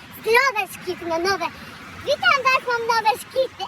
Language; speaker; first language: Polish; native; Polish